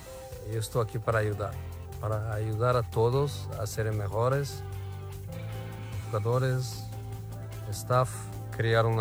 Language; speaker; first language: Spanish; non-native, fluent; Portuguese